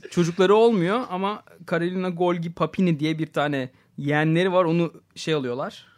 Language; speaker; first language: Turkish; native; Turkish